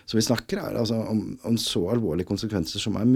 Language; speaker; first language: Norwegian; native; Norwegian